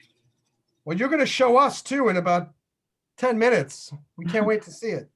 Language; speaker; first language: English; native; English